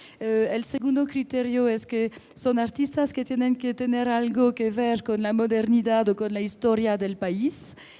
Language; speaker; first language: Spanish; non-native, fluent; French